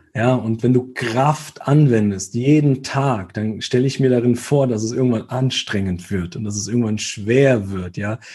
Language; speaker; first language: German; early bilingual, other home language; Italian